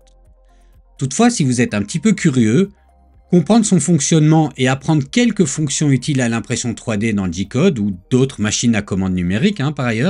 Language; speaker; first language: French; native; French